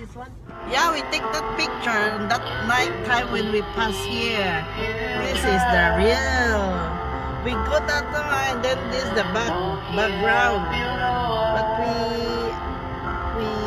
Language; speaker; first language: English; non-native, learner; Filipino